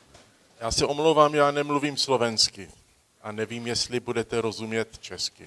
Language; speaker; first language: Czech; early bilingual, heritage; Czech